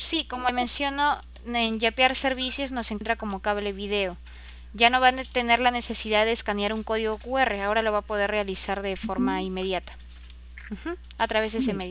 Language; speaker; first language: Spanish; native; Spanish